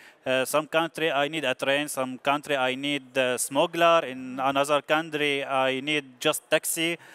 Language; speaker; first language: English; non-native, learner; Arabic